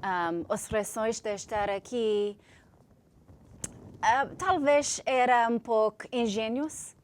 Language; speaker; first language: Portuguese; non-native, learner; English